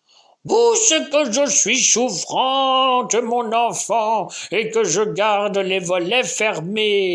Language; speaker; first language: French; native; French